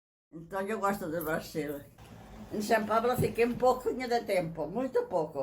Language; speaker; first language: Portuguese; non-native, learner; Catalan